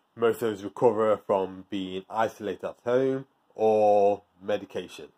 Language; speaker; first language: English; native; English